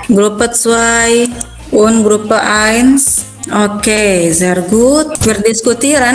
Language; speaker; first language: German; non-native, fluent; Indonesian